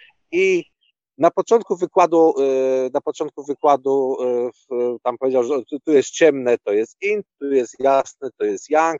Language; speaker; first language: Polish; native; Polish